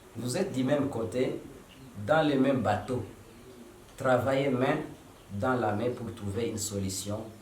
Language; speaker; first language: French; non-native, local second language; Swahili